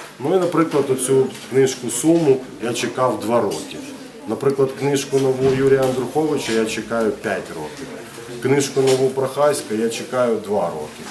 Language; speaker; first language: Ukrainian; non-native, local second language; Russian